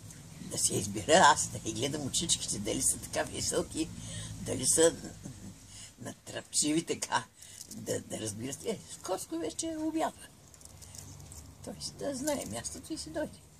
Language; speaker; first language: Bulgarian; native; Bulgarian